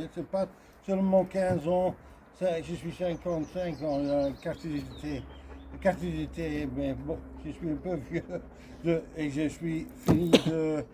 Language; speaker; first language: French; non-native, learner; Dutch